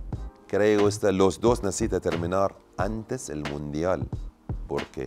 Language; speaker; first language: Spanish; non-native, learner; Arabic